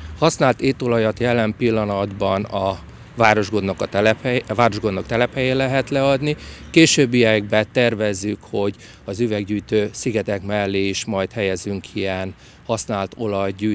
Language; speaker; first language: Hungarian; native; Hungarian